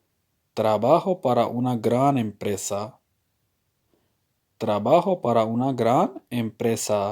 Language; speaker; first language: Spanish; non-native, fluent; Urdu